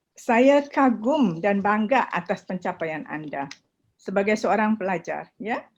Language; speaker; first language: Malay; native; Malay